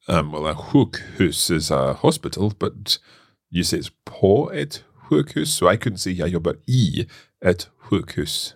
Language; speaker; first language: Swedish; non-native, learner; English